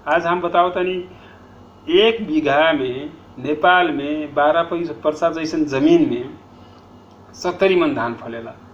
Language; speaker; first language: Bhojpuri; non-native, local second language; Nepali